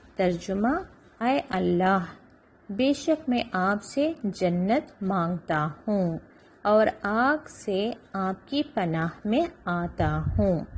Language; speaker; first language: Urdu; native; Urdu